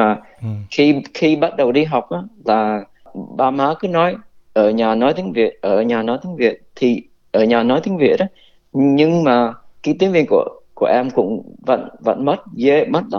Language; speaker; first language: Vietnamese; early bilingual, heritage; Vietnamese